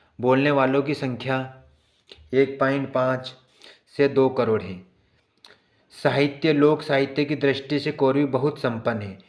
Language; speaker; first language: Hindi; native; Hindi